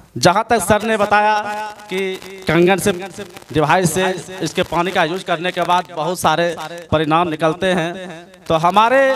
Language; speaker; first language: Hindi; native; Hindi